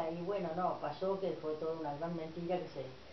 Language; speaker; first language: Spanish; native; Spanish